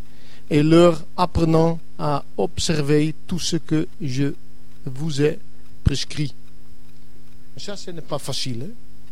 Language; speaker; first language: French; non-native, learner; English